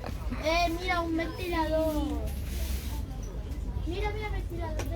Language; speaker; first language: Spanish; early bilingual, other home language; Filipino